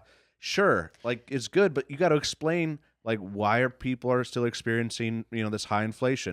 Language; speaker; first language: English; native; English